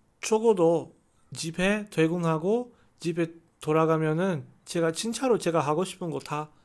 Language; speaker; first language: Korean; non-native, learner; Chinese